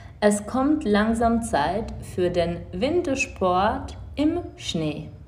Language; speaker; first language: German; non-native, fluent; Czech